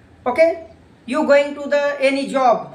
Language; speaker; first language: English; non-native, learner; Hindi